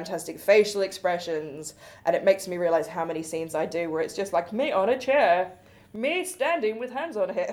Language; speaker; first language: English; native; English